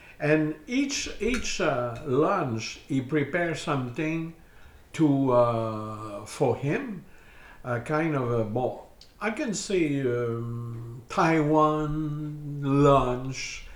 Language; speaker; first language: English; non-native, learner; French